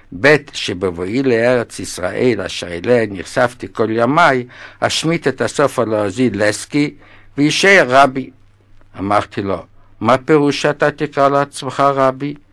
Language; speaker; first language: Hebrew; non-native, fluent; Yiddish